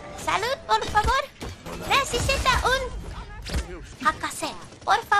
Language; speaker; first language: Spanish; non-native, learner; English